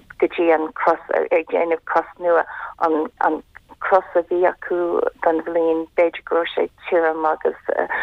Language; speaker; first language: Irish; non-native, local second language; English